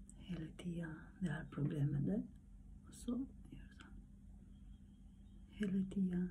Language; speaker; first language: Norwegian; non-native, learner; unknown